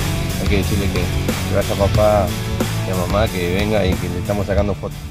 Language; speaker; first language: Spanish; native; Spanish